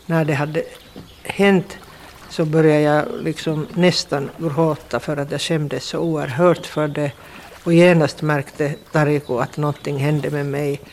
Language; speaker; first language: Swedish; non-native, local second language; Finnish